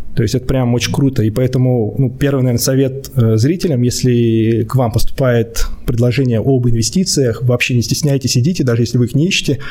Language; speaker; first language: Russian; native; Russian